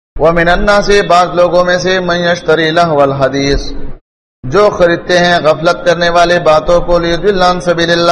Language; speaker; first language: Urdu; non-native, local second language; Pashto